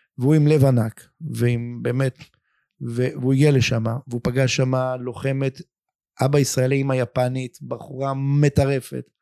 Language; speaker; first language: Hebrew; native; Hebrew